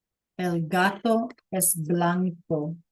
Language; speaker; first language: Spanish; non-native, fluent; English